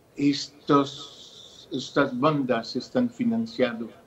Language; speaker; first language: Spanish; non-native, fluent; Haitian Creole